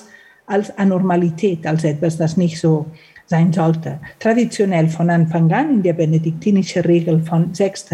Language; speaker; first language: German; non-native, fluent; Catalan